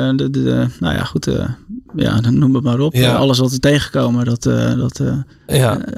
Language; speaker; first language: Dutch; native; Dutch